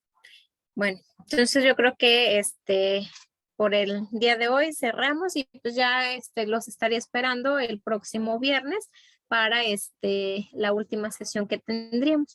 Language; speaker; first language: Spanish; native; Spanish